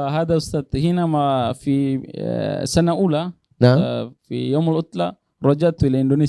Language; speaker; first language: Arabic; non-native, learner; Tetum